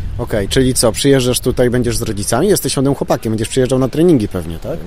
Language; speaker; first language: Polish; native; Polish